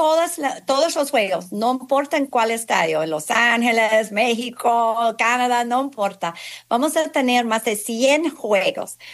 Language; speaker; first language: Spanish; non-native, fluent; English